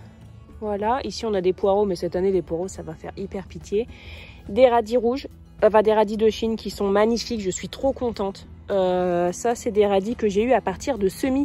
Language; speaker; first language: French; native; French